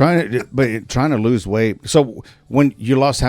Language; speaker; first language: English; native; English